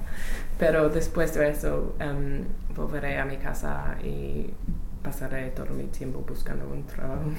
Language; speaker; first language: Spanish; non-native, learner; English